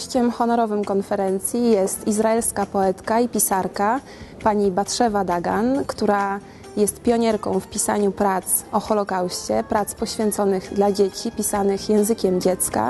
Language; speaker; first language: Polish; native; Polish